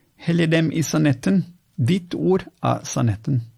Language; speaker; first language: Norwegian; non-native, fluent; Italian